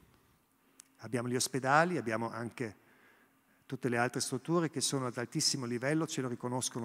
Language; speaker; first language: Italian; non-native, local second language; German